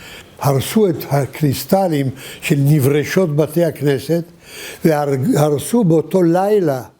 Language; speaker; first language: Hebrew; early bilingual, other home language; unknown